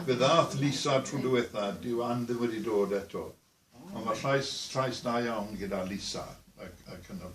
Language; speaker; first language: Welsh; native; Welsh